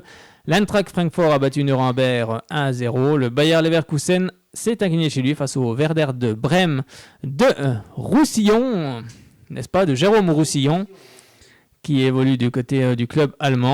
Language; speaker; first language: French; native; French